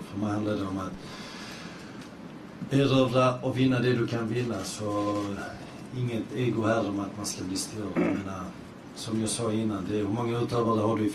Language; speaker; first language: Swedish; early bilingual, other home language; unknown